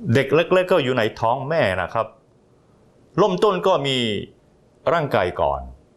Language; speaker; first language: Thai; non-native, fluent; Korean